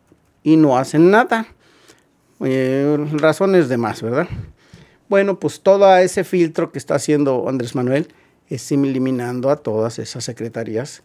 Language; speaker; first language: Spanish; native; Spanish